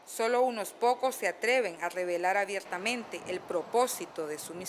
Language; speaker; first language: Spanish; native; Spanish